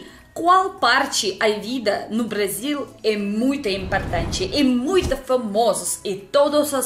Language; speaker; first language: Portuguese; non-native, learner; Russian